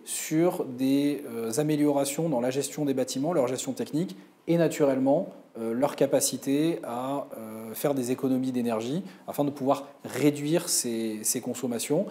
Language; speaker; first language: French; native; French